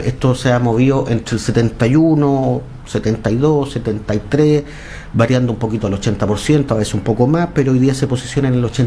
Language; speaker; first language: Spanish; native; Spanish